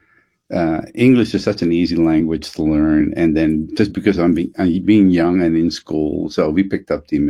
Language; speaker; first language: English; non-native, fluent; Dutch